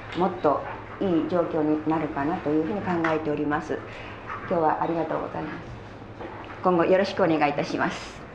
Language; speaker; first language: Japanese; native; Japanese